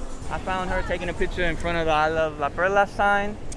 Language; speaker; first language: English; native; English